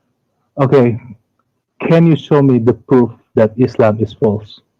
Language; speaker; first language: English; non-native, learner; Indonesian